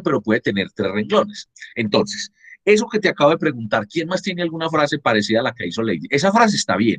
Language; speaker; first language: Spanish; native; Spanish